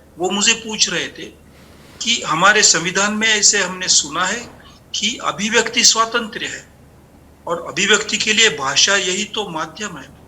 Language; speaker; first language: Hindi; non-native, local second language; Marathi